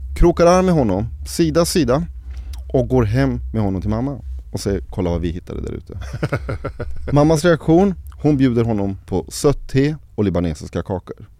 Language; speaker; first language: Swedish; early bilingual, other home language; Arabic